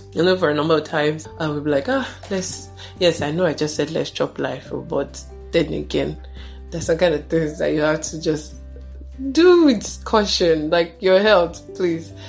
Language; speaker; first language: English; non-native, local second language; Yoruba